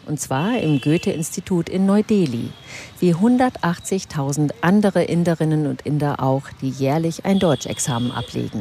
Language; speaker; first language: German; native; German